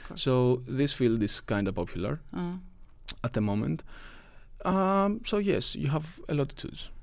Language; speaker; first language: English; non-native, fluent; Greek